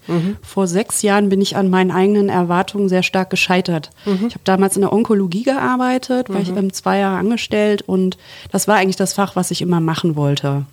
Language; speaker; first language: German; native; German